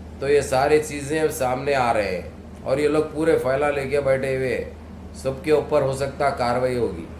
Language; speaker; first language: Urdu; native; Urdu